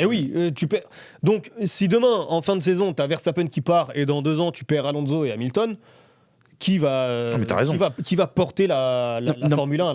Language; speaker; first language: French; native; French